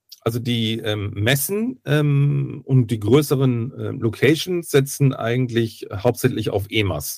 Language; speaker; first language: German; native; German